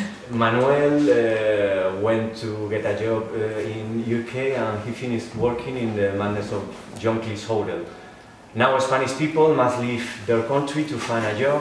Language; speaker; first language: English; non-native, learner; Spanish